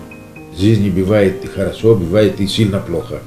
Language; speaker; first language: Russian; non-native, learner; Greek